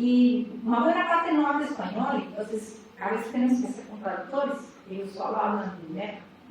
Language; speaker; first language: Spanish; non-native, fluent; Portuguese